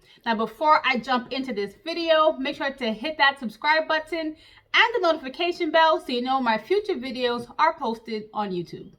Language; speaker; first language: English; native; English